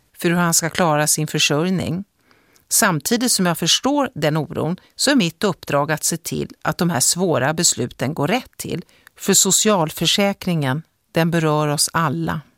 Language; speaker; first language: Swedish; native; Swedish